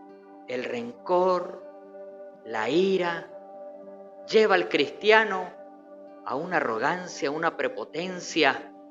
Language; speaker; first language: Spanish; native; Spanish